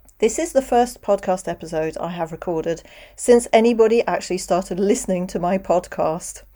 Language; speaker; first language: English; native; English